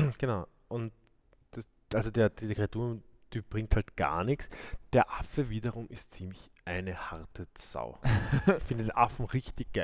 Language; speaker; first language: German; native; German